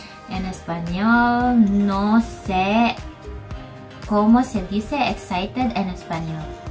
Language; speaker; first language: Spanish; non-native, learner; Filipino